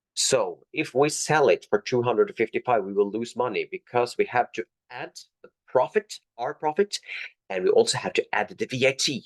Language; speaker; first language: English; non-native, fluent; Norwegian